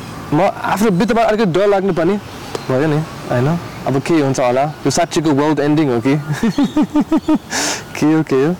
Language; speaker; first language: Nepali; non-native, learner; English